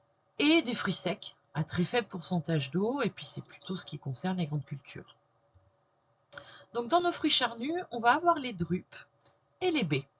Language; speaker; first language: French; native; French